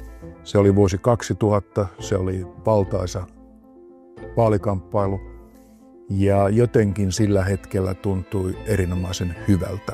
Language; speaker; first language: Finnish; native; Finnish